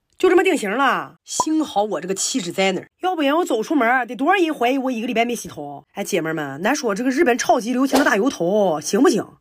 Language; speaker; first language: Chinese; native; Chinese